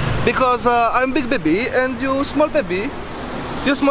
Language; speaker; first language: English; non-native, learner; French